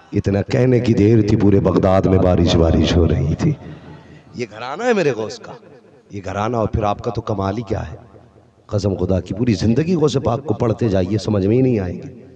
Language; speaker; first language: Urdu; native; Urdu